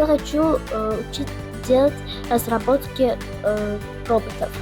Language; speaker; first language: Russian; non-native, local second language; Azerbaijani